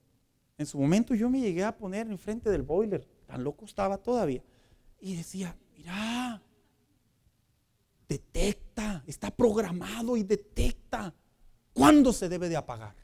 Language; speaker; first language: Spanish; native; Spanish